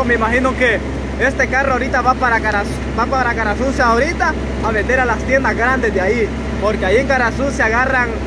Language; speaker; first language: Spanish; native; Spanish